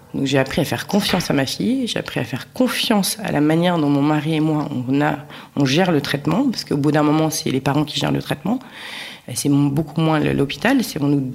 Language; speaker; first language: French; native; French